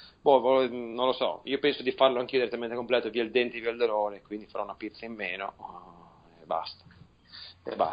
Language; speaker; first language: Italian; native; Italian